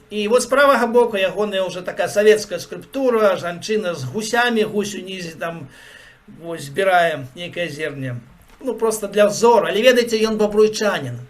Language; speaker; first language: Belarusian; native; Belarusian